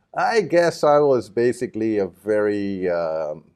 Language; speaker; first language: English; early bilingual, other home language; Japanese